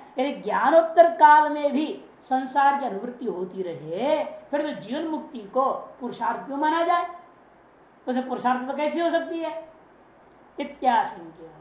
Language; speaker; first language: Hindi; native; Hindi